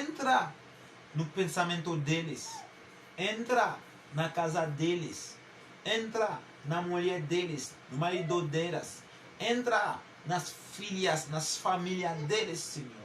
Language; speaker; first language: Portuguese; non-native, learner; Haitian Creole